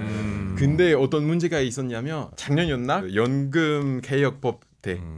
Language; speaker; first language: Korean; non-native, fluent; French